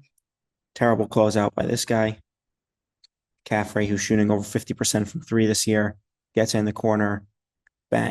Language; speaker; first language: English; native; English